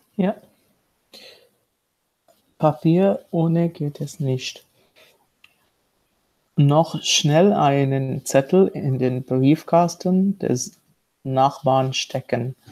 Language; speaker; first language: German; non-native, learner; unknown